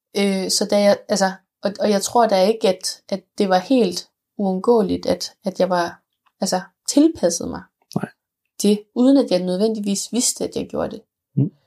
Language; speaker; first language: Danish; early bilingual, other home language; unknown